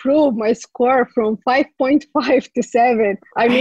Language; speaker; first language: English; non-native, fluent; Arabic